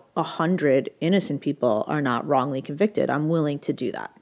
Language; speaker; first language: English; native; English